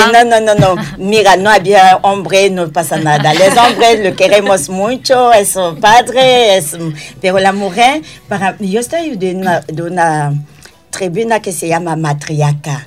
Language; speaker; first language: Spanish; non-native, learner; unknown